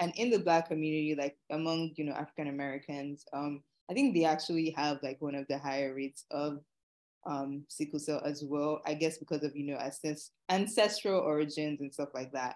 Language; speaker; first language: English; non-native, local second language; Yoruba